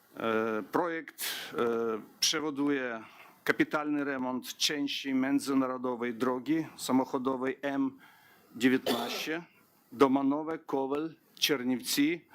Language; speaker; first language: Polish; non-native, learner; Ukrainian